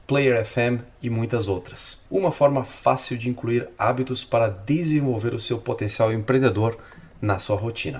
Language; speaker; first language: Portuguese; native; Portuguese